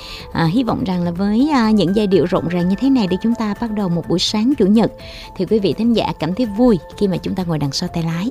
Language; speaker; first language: Vietnamese; native; Vietnamese